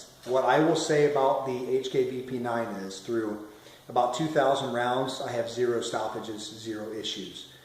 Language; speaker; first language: English; native; English